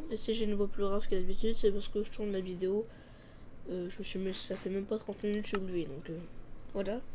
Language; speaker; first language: French; native; French